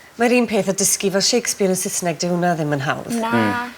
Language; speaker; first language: Welsh; native; Welsh